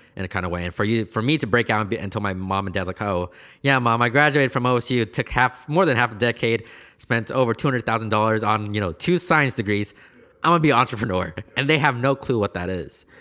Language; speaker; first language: English; native; English